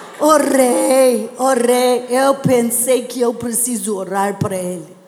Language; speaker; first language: Portuguese; non-native, learner; English